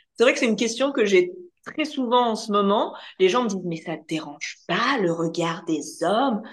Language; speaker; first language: French; native; French